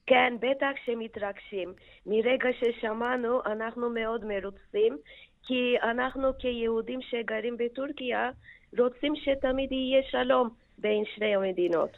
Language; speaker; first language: Hebrew; non-native, fluent; Turkish